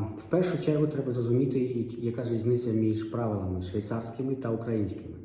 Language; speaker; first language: Ukrainian; native; Ukrainian